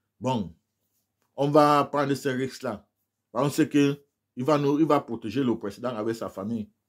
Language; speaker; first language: French; non-native, local second language; English